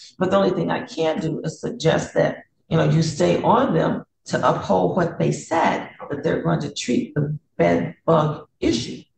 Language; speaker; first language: English; native; English